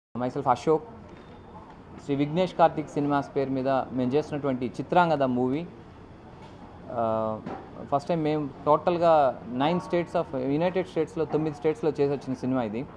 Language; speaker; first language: Telugu; native; Telugu